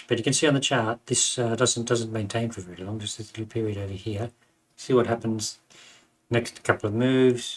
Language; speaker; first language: English; native; English